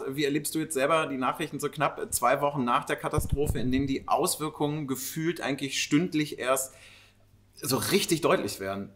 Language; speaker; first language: German; native; German